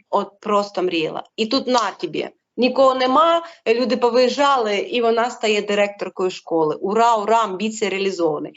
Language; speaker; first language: Ukrainian; non-native, local second language; Russian